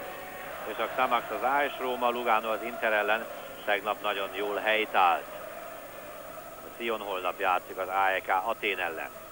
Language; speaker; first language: Hungarian; native; Hungarian